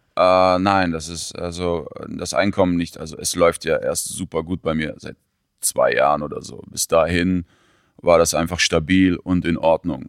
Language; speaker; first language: German; early bilingual, other home language; Russian